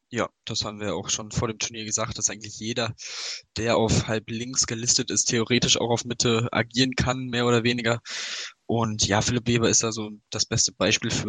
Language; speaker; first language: German; native; German